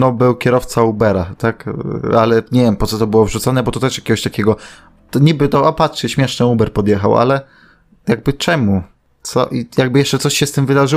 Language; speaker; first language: Polish; native; Polish